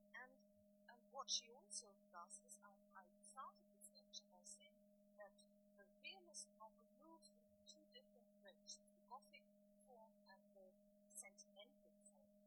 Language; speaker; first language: English; non-native, fluent; German